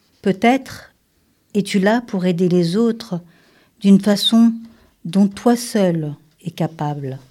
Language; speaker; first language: French; native; French